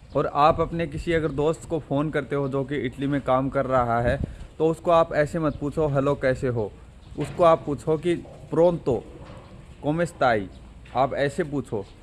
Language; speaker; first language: Hindi; native; Hindi